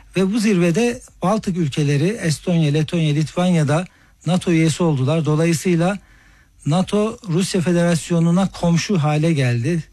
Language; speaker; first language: Turkish; native; Turkish